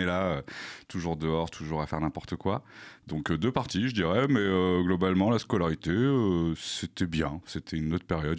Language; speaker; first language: French; native; French